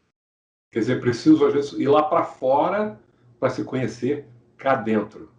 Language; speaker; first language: Portuguese; native; Portuguese